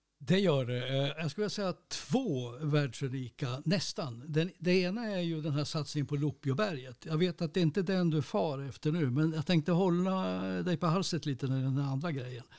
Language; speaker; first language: Swedish; native; Swedish